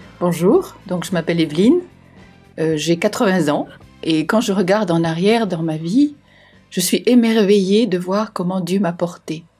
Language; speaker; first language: French; native; French